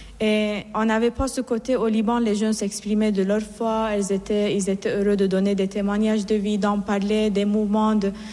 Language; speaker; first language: French; non-native, fluent; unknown